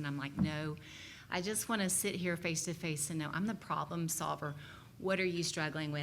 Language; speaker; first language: English; native; English